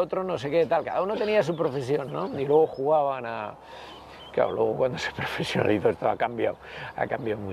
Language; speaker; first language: Spanish; native; Spanish